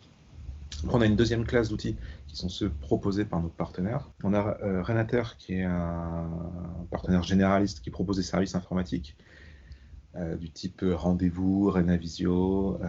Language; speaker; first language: French; native; French